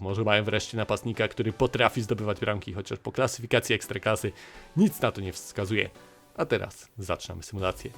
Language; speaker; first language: Polish; native; Polish